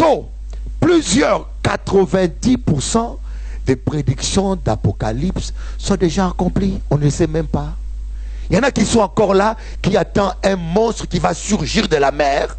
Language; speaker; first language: French; non-native, local second language; Lingala